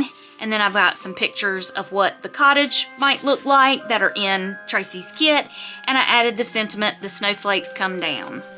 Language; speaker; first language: English; native; English